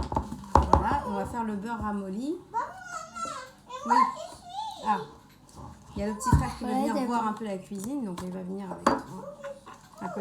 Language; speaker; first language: French; native; French